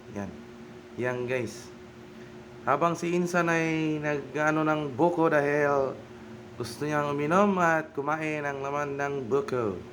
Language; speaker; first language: Filipino; non-native, local second language; Bikol